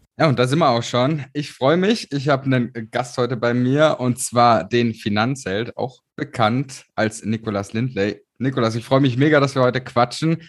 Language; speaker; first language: German; native; German